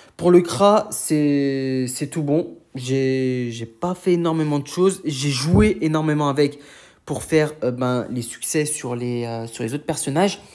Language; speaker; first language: French; native; French